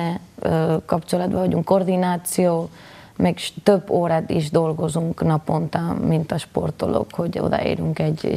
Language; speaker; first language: Hungarian; non-native, fluent; Spanish